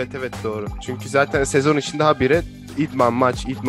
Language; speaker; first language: Turkish; native; Turkish